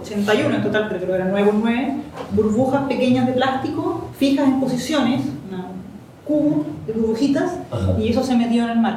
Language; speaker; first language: Spanish; native; Spanish